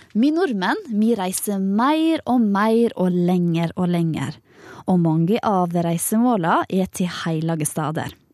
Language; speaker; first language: Norwegian; native; Norwegian